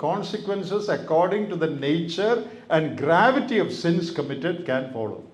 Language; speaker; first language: English; non-native, local second language; Malayalam